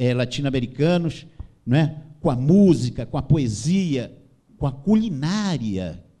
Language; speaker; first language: Portuguese; native; Portuguese